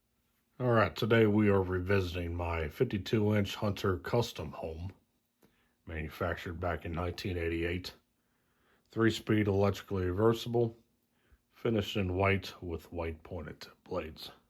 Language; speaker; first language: English; native; English